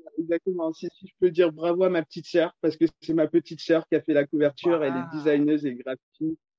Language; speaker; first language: French; native; French